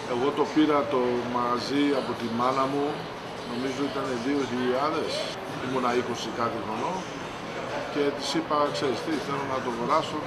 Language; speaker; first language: Greek; early bilingual, heritage; Greek